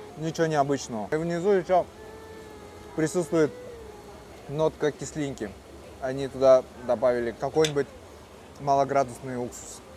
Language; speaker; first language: Russian; native; Russian